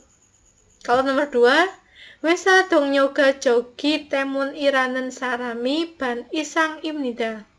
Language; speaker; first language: Korean; non-native, learner; Indonesian